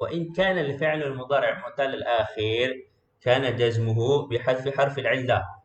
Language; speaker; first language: Arabic; non-native, fluent; Malay